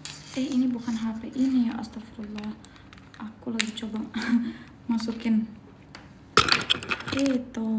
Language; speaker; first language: Indonesian; non-native, fluent; Turkish